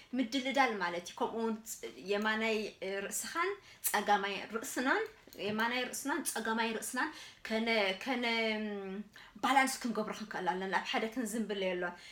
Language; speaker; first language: Tigrinya; native; Tigrinya